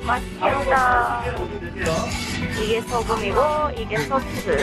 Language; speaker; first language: Korean; non-native, fluent; Japanese